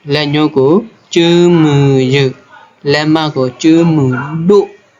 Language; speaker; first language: Burmese; non-native, local second language; S'gaw Karen